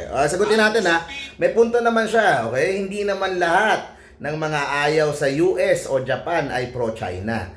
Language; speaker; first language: Filipino; native; Filipino